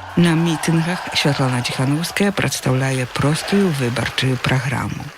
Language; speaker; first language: Belarusian; native; Belarusian